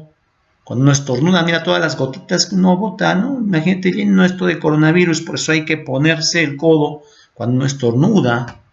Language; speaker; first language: Spanish; native; Spanish